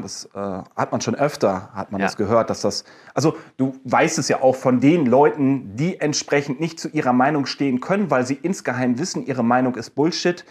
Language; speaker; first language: German; native; German